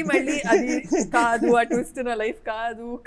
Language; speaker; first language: Telugu; non-native, fluent; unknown